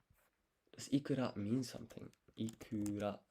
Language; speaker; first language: Japanese; non-native, learner; English